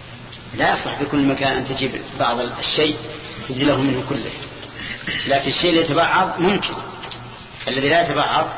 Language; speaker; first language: Arabic; native; Arabic